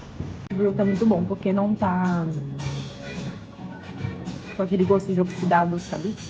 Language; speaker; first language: Portuguese; native; Portuguese